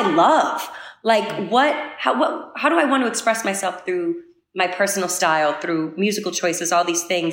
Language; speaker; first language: English; native; English